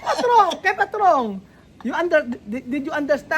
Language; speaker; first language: English; non-native, learner; Filipino